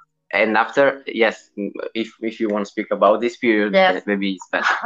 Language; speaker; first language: English; non-native, learner; Italian